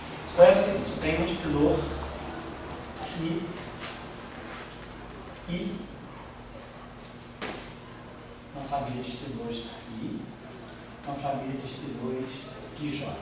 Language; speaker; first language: Portuguese; native; Portuguese